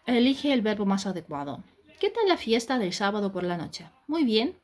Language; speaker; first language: Spanish; non-native, fluent; Ukrainian